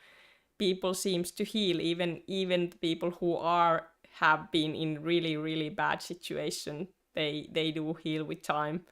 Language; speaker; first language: English; non-native, fluent; Finnish